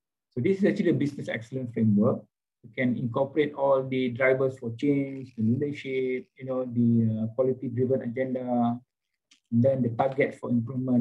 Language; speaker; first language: English; non-native, local second language; Malay